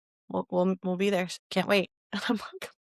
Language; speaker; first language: English; native; English